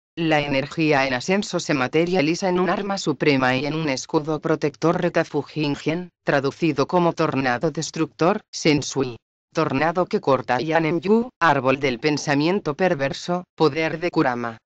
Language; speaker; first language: Spanish; native; Spanish